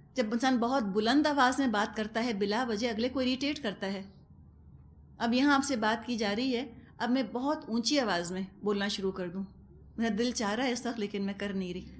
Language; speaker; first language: Urdu; non-native, local second language; Punjabi